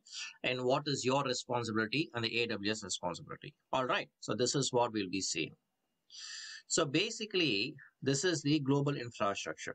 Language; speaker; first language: English; non-native, local second language; Tamil